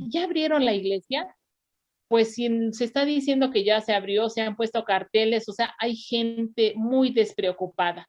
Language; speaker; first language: Spanish; native; Spanish